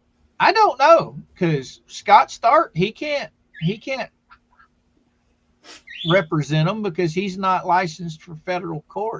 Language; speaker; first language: English; native; English